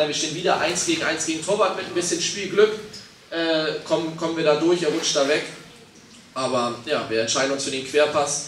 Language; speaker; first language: German; native; German